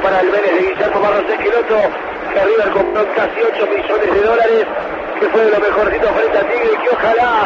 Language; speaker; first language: Spanish; native; Spanish